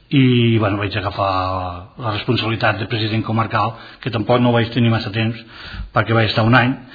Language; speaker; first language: Catalan; non-native, local second language; Spanish